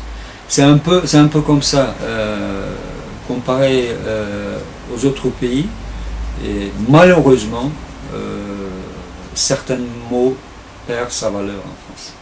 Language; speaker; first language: French; non-native, fluent; Turkish